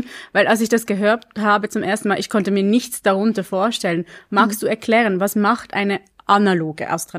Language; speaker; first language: German; native; German